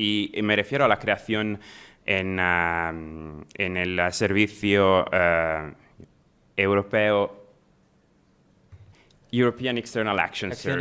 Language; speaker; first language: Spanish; non-native, fluent; Italian